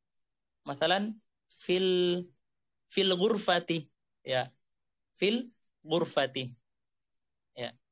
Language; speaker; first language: Arabic; non-native, fluent; Indonesian